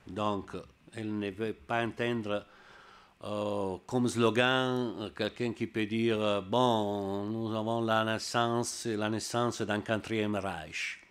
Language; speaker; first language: French; non-native, learner; Italian